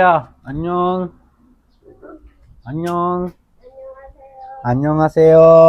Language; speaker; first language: Korean; non-native, learner; Sinhala